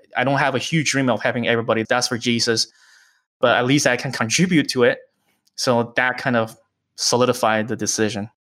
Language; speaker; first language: English; early bilingual, other home language; Chinese